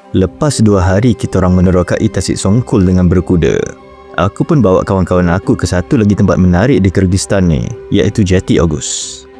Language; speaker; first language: Malay; native; Malay